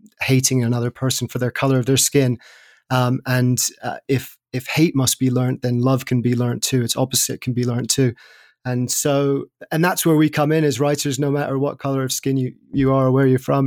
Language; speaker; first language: English; native; English